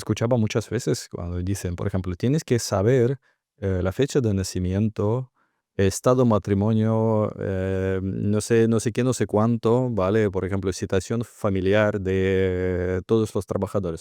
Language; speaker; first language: Spanish; non-native, fluent; Russian